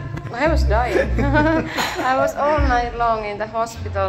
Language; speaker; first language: English; non-native, learner; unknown